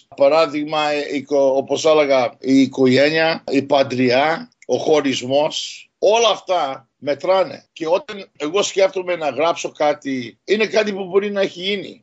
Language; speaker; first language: Greek; early bilingual, heritage; Greek